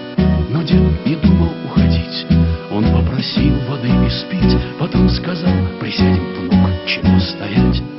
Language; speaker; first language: Russian; native; Russian